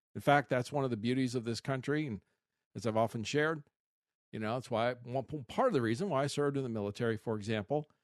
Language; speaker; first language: English; native; English